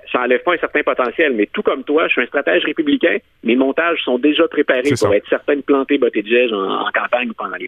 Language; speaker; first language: French; native; French